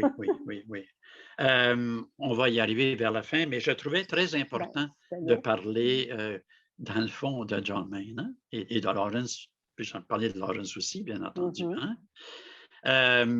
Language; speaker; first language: French; native; French